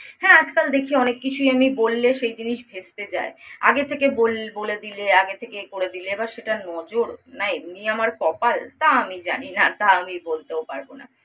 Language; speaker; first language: Bangla; native; Bangla